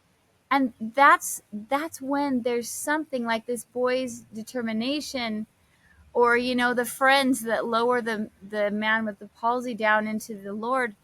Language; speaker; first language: English; native; English